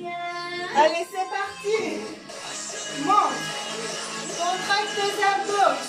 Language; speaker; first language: French; native; French